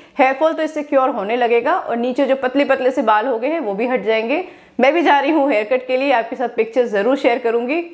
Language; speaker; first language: Hindi; native; Hindi